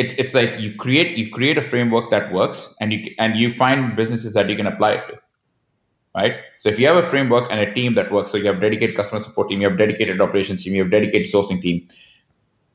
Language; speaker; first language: English; non-native, local second language; Hindi